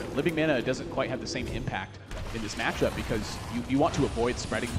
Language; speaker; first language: English; native; English